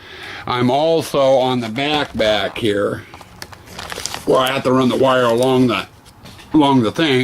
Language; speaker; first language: English; native; English